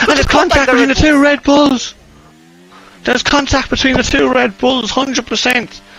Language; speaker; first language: English; native; English